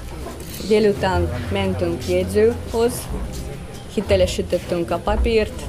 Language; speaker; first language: Hungarian; non-native, fluent; Russian